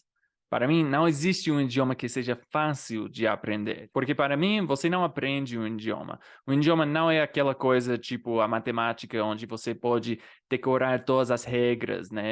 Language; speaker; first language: Portuguese; non-native, fluent; English